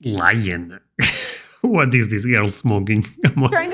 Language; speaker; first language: English; non-native, fluent; Portuguese